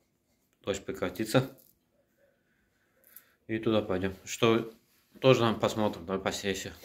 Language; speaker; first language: Russian; non-native, local second language; Azerbaijani